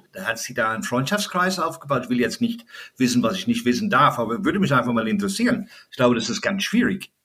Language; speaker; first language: German; non-native, fluent; English